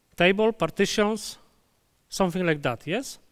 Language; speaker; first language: English; non-native, fluent; Polish